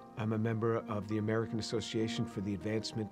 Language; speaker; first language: English; native; English